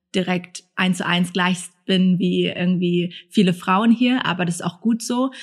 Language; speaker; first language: German; early bilingual, other home language; Thai